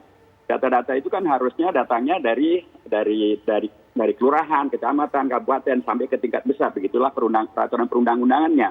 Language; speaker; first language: Indonesian; native; Indonesian